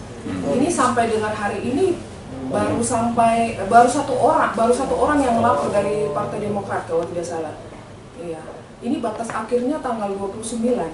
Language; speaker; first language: Indonesian; native; Indonesian